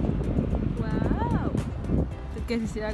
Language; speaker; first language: Spanish; early bilingual, heritage; Spanish